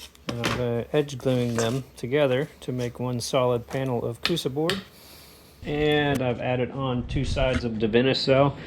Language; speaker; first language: English; native; English